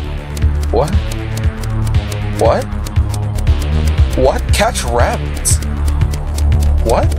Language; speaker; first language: English; native; English